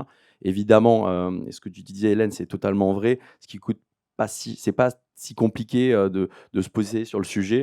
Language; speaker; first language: French; native; French